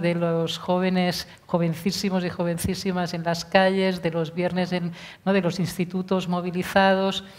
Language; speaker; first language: Spanish; non-native, local second language; Catalan